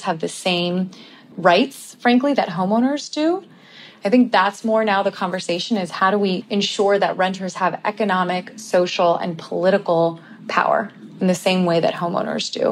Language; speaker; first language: English; native; English